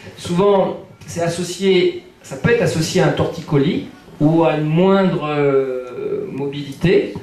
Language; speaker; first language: French; native; French